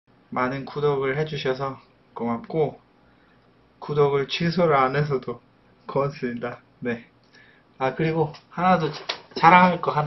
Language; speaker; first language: Korean; non-native, fluent; Polish